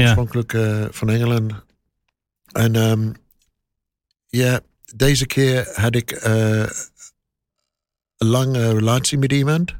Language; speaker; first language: Dutch; non-native, learner; English